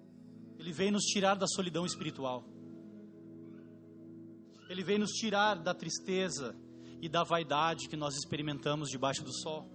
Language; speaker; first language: Portuguese; native; Portuguese